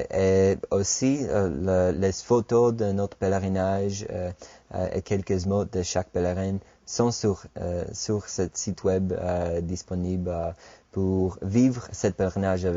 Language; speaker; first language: French; non-native, fluent; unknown